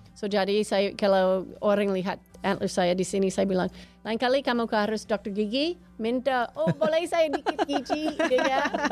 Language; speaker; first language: Indonesian; non-native, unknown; English